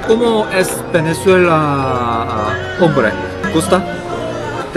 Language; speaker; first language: Spanish; non-native, learner; Korean